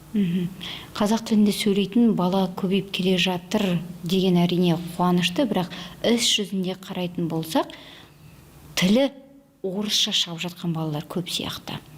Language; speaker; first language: Kazakh; native; Kazakh